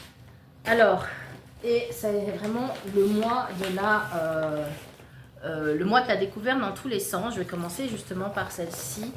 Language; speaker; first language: French; native; French